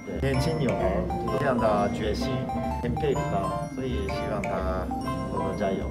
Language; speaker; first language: Chinese; non-native, fluent; Japanese